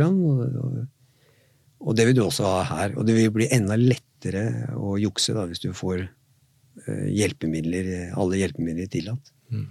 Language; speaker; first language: Norwegian; native; Norwegian